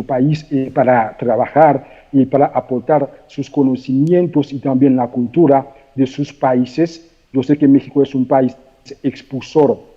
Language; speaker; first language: Spanish; non-native, fluent; Haitian Creole